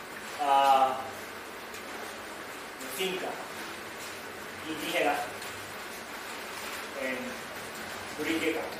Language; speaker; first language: Spanish; non-native, learner; Japanese